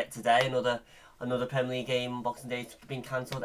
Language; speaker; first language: English; native; English